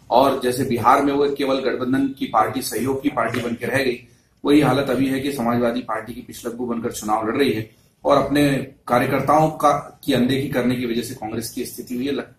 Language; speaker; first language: Hindi; native; Hindi